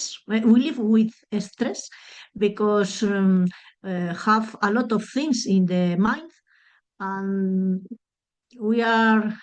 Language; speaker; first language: English; non-native, learner; Spanish